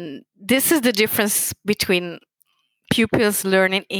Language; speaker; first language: English; non-native, fluent; Italian